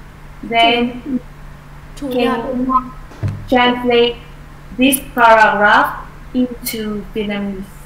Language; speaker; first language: English; non-native, fluent; Vietnamese